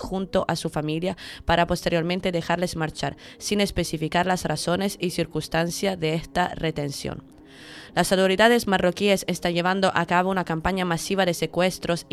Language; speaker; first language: Spanish; native; Spanish